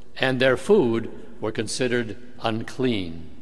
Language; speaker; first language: English; native; English